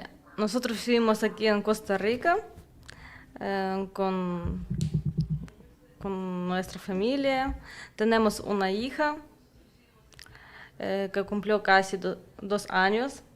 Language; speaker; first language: Spanish; non-native, learner; Russian